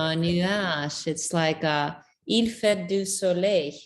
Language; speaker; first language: French; non-native, learner; English